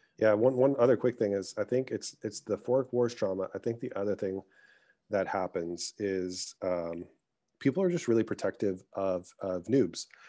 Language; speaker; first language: English; early bilingual, other home language; Arabic